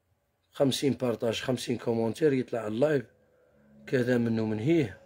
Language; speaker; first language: Arabic; native; Arabic